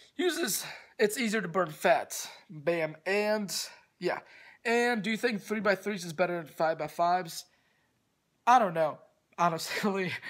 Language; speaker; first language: English; early bilingual, other home language; Russian